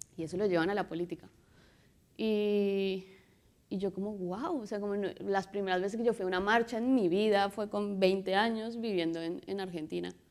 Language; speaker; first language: Spanish; native; Spanish